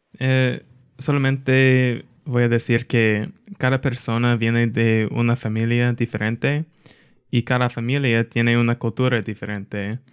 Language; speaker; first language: Spanish; non-native, fluent; English